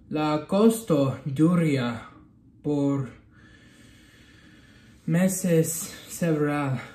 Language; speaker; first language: Spanish; non-native, learner; English